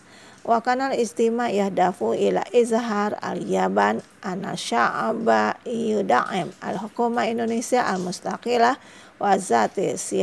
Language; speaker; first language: Arabic; non-native, fluent; Indonesian